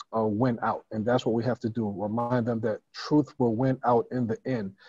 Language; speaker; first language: English; native; English